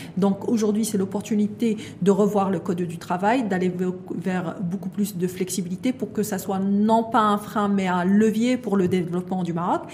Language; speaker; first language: French; non-native, local second language; Arabic